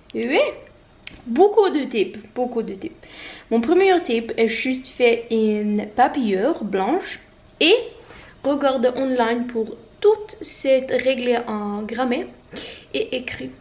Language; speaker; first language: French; non-native, learner; Norwegian